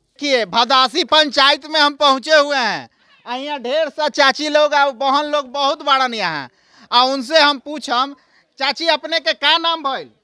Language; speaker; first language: Hindi; native; Hindi